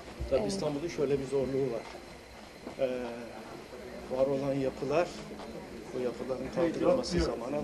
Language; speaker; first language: Turkish; native; Turkish